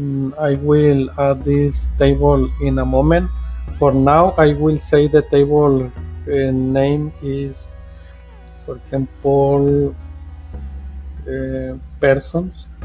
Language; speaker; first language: English; non-native, fluent; Spanish